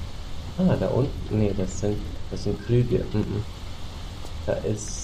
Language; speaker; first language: German; native; German